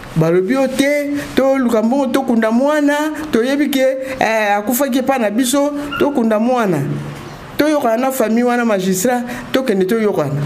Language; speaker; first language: Lingala; native; Lingala